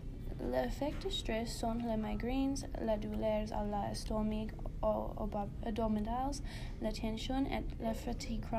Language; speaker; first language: French; non-native, learner; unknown